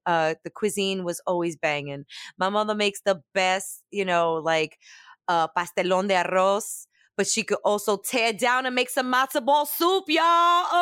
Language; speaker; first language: English; early bilingual, other home language; Spanish